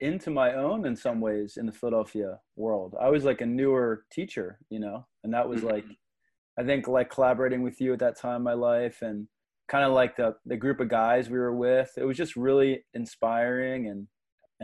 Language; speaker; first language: English; native; English